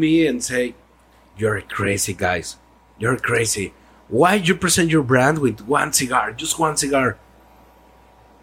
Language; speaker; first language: English; non-native, learner; Spanish